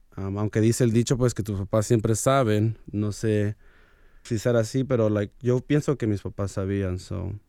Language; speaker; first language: Spanish; early bilingual, heritage; Spanish